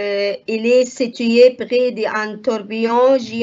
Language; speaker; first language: French; non-native, fluent; Arabic